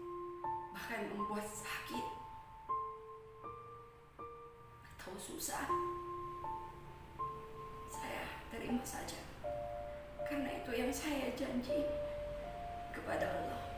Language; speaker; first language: Indonesian; non-native, fluent; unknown